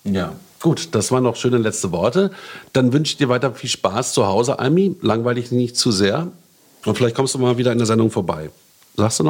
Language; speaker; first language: German; native; German